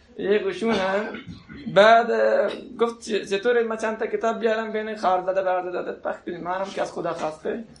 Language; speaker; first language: Persian; non-native, local second language; Baluchi